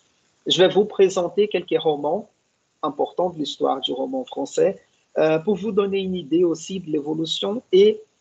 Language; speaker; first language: French; non-native, fluent; Portuguese